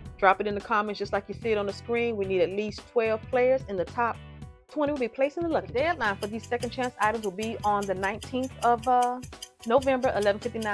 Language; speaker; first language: English; native; English